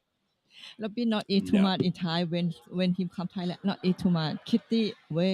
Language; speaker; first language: English; non-native, learner; Thai